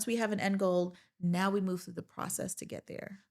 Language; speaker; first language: English; native; English